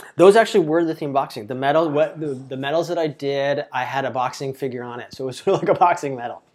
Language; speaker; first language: English; native; English